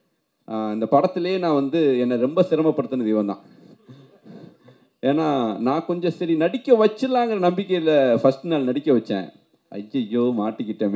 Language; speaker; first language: Tamil; native; Tamil